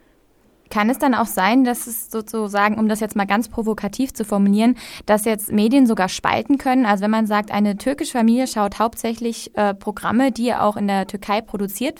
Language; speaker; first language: German; native; German